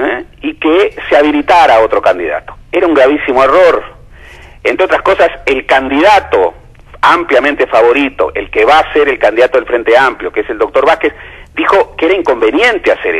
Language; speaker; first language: Spanish; native; Spanish